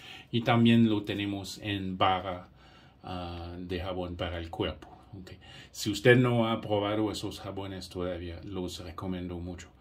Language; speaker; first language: Spanish; non-native, fluent; English